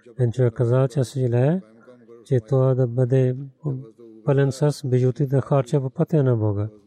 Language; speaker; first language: Bulgarian; non-native, learner; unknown